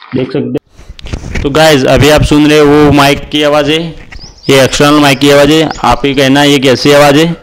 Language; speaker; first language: Hindi; non-native, local second language; Gujarati